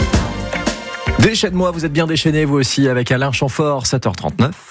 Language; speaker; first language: French; native; French